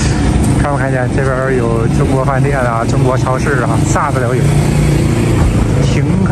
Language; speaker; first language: Chinese; native; Chinese